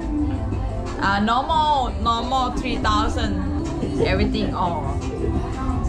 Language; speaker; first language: English; non-native, learner; Thai